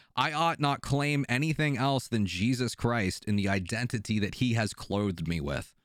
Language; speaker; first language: English; native; English